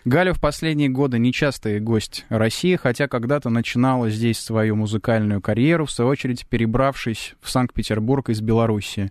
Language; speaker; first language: Russian; native; Russian